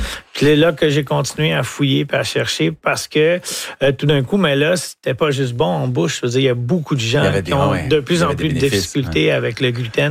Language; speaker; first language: French; native; French